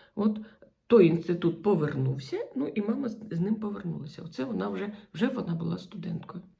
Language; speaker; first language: Ukrainian; non-native, local second language; Russian